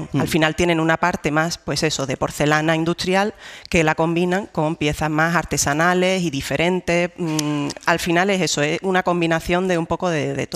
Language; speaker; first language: Spanish; native; Spanish